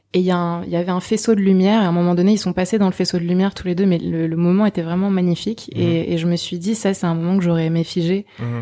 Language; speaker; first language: French; native; French